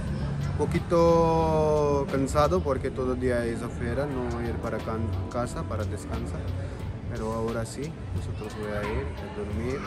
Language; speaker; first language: Spanish; non-native, learner; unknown